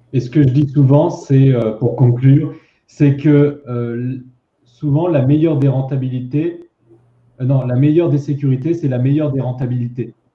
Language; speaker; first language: French; native; French